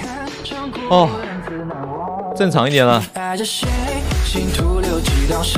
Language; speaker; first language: Chinese; native; Chinese